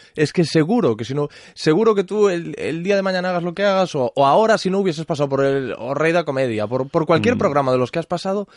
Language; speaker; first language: Spanish; native; Spanish